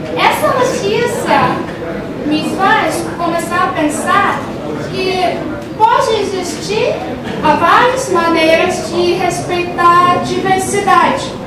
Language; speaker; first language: Portuguese; non-native, fluent; Korean